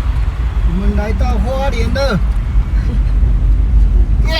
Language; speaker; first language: Chinese; native; Chinese